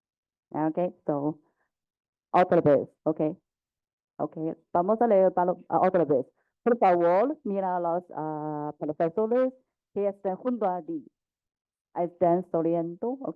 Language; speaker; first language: Spanish; non-native, learner; Chinese